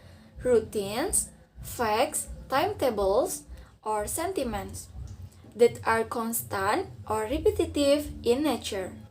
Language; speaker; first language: English; non-native, learner; Indonesian